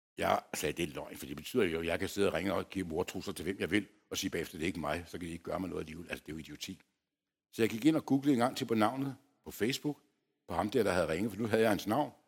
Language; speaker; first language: Danish; early bilingual, other home language; Polish